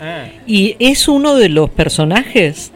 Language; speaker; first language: Spanish; native; Spanish